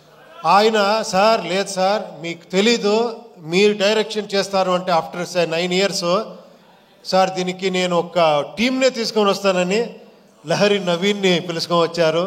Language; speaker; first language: Telugu; non-native, fluent; Kannada